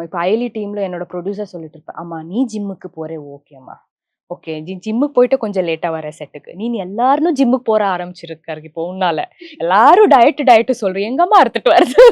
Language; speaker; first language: Tamil; non-native, local second language; Kannada